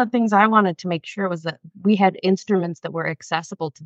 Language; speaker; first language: English; native; English